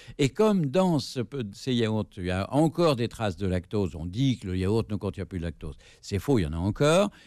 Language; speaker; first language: French; native; French